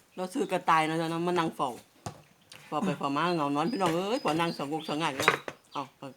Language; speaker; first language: Thai; native; Thai